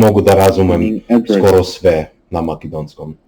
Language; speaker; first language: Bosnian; non-native, learner; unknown